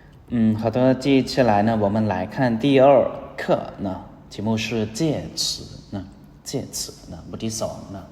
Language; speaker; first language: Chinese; non-native, fluent; Lao